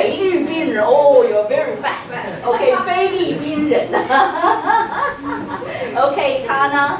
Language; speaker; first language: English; non-native, fluent; Chinese